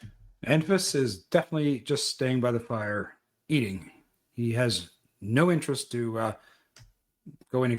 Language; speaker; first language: English; native; English